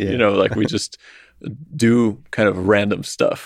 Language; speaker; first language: English; non-native, fluent; Russian